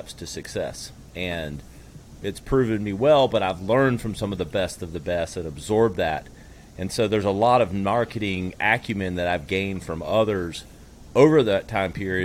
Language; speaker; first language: English; native; English